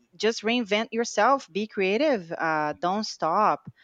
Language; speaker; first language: English; non-native, fluent; Portuguese